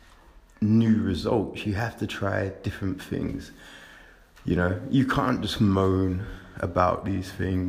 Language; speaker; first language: English; native; English